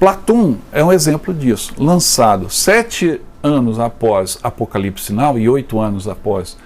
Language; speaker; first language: Portuguese; native; Portuguese